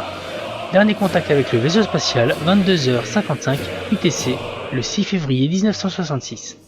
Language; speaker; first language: French; native; French